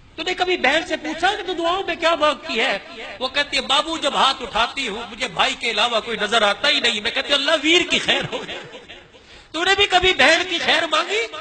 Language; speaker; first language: Urdu; non-native, local second language; Punjabi